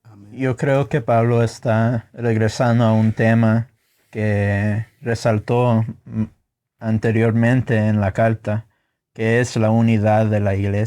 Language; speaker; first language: Spanish; non-native, fluent; English